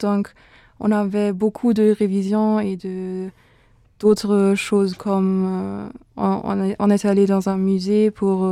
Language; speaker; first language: French; non-native, fluent; German